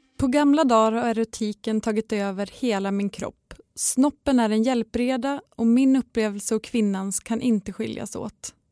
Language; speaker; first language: Swedish; native; Swedish